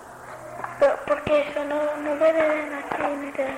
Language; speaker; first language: Spanish; non-native, learner; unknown